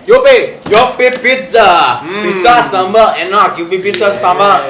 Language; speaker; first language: Indonesian; non-native, learner; English